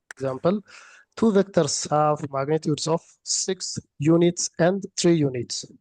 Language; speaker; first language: English; non-native, local second language; Amharic